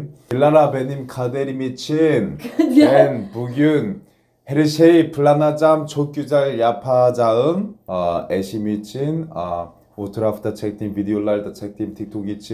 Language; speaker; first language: Turkish; non-native, learner; Korean